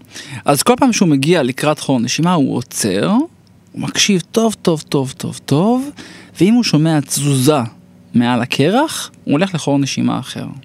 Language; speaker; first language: Hebrew; native; Hebrew